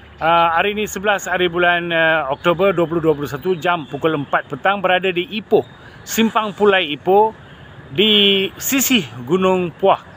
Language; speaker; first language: Malay; non-native, local second language; Tamil